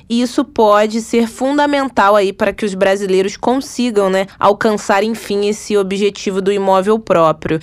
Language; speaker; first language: Portuguese; native; Portuguese